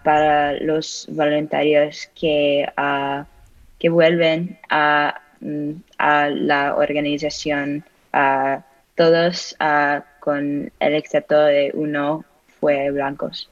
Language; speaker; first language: Spanish; non-native, learner; English